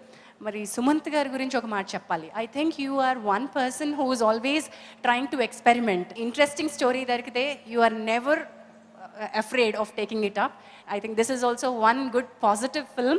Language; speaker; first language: Telugu; native; Telugu